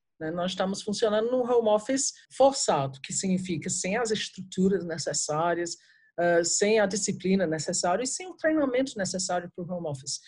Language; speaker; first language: Portuguese; non-native, fluent; English